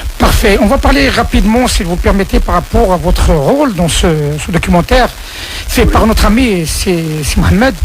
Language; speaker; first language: French; non-native, local second language; Arabic